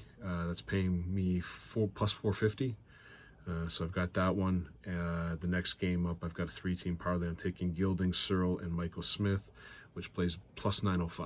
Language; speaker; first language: English; native; English